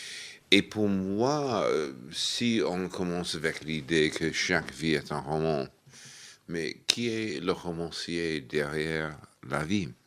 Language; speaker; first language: French; non-native, fluent; English